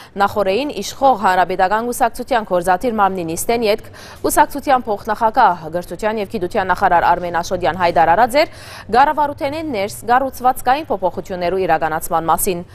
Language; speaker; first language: Armenian; early bilingual, heritage; Armenian